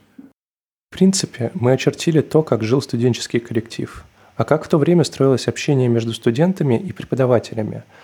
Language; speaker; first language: Russian; native; Russian